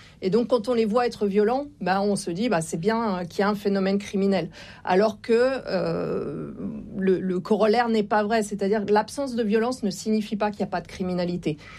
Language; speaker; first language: French; native; French